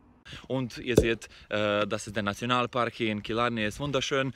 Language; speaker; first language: German; non-native, fluent; Croatian